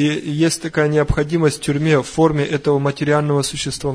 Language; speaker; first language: Russian; native; Russian